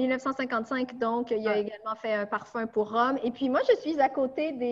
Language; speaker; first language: French; native; French